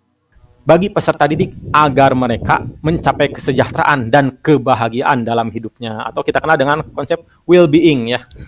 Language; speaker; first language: Indonesian; non-native, local second language; Sundanese